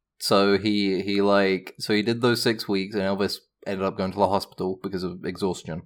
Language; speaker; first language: English; native; English